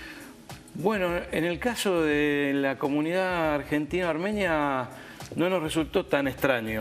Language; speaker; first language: Spanish; native; Spanish